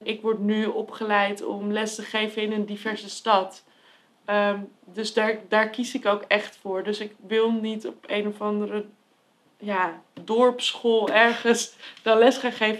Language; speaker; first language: Dutch; native; Dutch